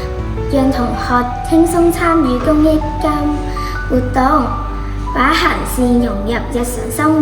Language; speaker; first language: Cantonese; native; Cantonese